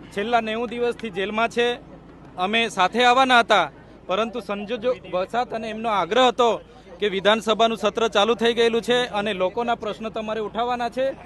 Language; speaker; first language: Gujarati; non-native, local second language; Vasavi